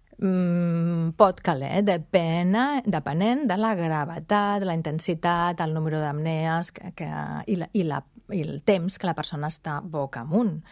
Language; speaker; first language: Catalan; non-native, local second language; Spanish